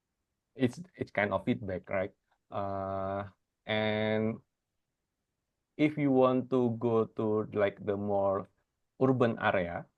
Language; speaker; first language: English; non-native, fluent; Indonesian